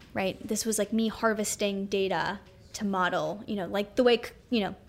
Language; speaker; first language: English; native; English